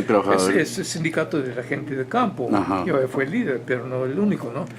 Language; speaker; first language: Spanish; non-native, fluent; English